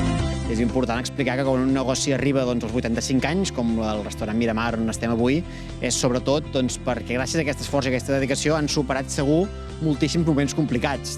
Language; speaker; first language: Catalan; native; Catalan